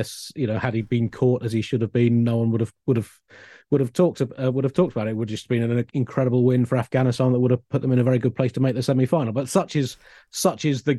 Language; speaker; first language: English; native; English